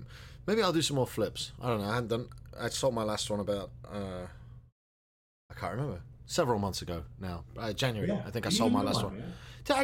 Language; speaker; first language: English; native; English